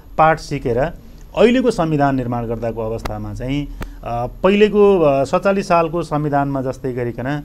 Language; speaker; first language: Nepali; native; Nepali